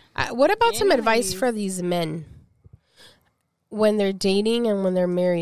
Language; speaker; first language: English; early bilingual, other home language; Spanish